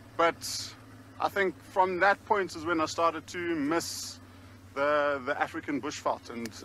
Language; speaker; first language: English; native; English